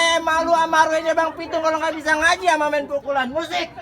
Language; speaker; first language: Indonesian; native; Indonesian